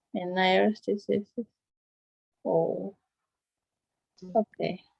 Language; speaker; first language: English; non-native, learner; Spanish